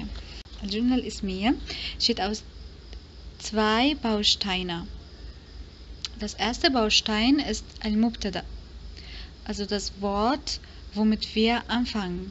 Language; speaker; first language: German; non-native, fluent; Arabic